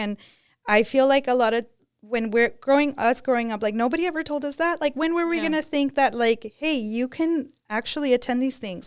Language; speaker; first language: English; early bilingual, other home language; Spanish